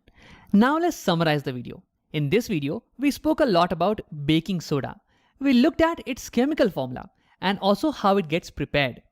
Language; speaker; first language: English; non-native, local second language; Hindi